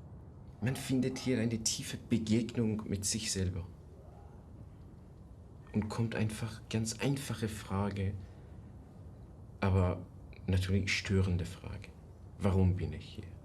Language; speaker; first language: German; non-native, fluent; Persian